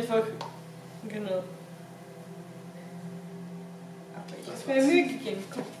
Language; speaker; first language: German; non-native, fluent; Romanian